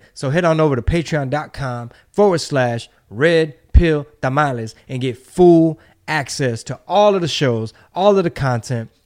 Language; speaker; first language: English; early bilingual, other home language; Spanish